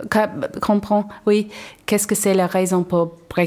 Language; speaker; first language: French; non-native, learner; English